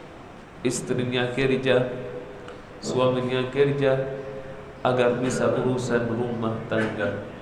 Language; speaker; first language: Indonesian; non-native, learner; Arabic